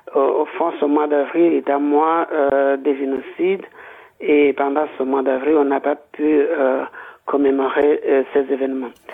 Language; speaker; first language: French; non-native, local second language; Kinyarwanda